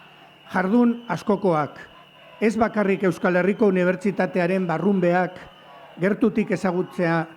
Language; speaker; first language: Basque; native; Basque